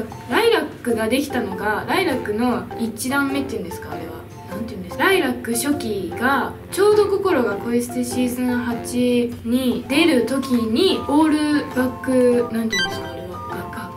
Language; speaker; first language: Japanese; native; Japanese